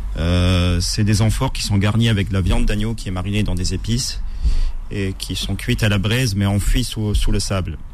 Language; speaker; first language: French; non-native, local second language; Arabic